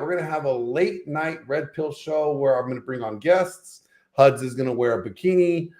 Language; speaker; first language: English; native; English